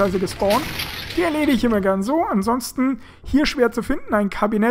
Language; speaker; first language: German; native; German